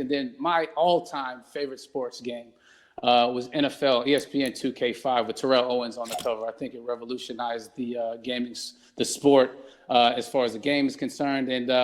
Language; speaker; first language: English; native; English